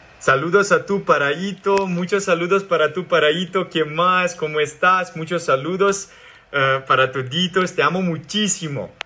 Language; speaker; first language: Spanish; non-native, learner; Serbian